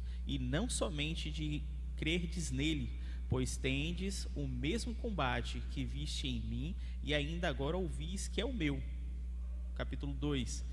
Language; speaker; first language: Portuguese; native; Portuguese